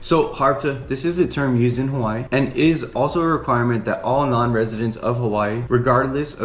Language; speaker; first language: English; native; English